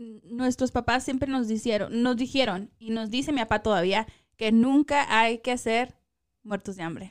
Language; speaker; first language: Spanish; early bilingual, other home language; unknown